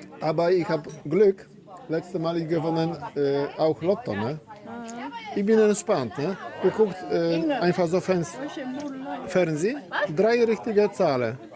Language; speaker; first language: German; non-native, learner; Polish